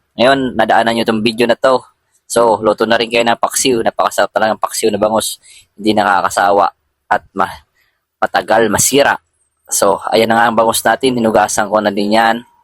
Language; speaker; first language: Filipino; non-native, local second language; Bikol